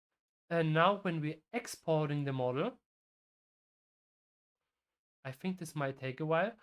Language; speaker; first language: English; non-native, fluent; German